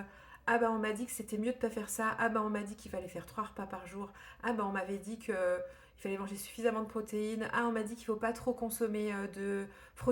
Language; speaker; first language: French; native; French